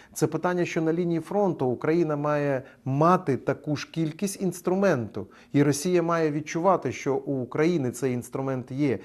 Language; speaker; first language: Ukrainian; native; Ukrainian